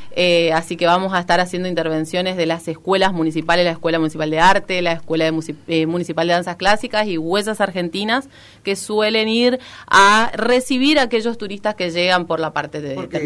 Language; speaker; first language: Spanish; native; Spanish